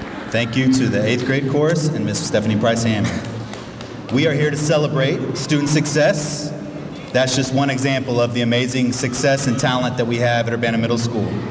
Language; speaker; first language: English; native; English